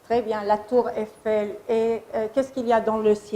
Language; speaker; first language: French; non-native, fluent; Arabic